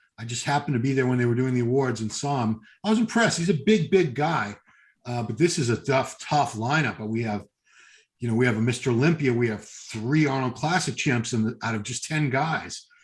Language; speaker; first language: English; native; English